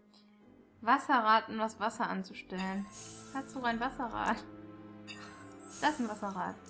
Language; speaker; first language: German; native; German